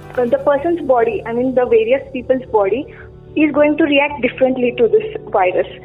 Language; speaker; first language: English; non-native, local second language; Kannada